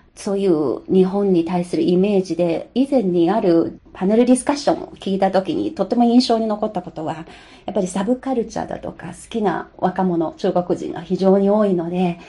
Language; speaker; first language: Japanese; non-native, fluent; Chinese